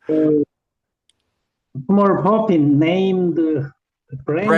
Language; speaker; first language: English; non-native, learner; Korean